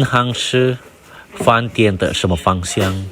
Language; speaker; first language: Chinese; non-native, fluent; Indonesian